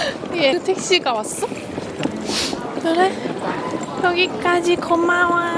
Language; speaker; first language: Korean; native; Korean